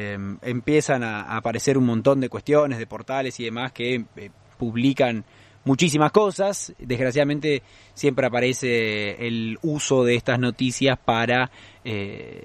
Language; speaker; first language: Spanish; native; Spanish